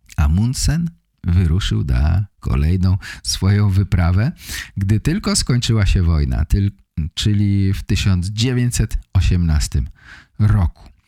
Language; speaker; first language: Polish; native; Polish